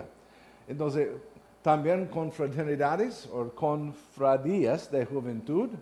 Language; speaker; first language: Spanish; non-native, learner; English